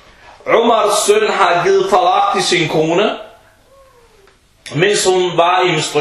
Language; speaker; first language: Danish; early bilingual, other home language; Arabic